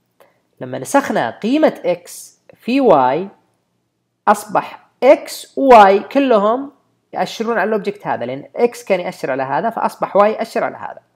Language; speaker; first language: Arabic; native; Arabic